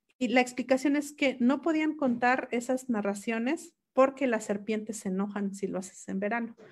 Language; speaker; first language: Spanish; non-native, local second language; Mixtepec Mixtec